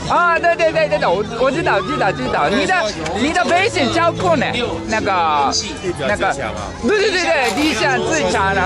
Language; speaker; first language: Chinese; non-native, learner; Japanese